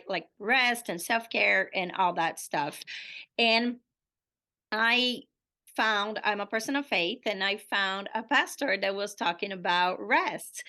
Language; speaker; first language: English; non-native, fluent; Portuguese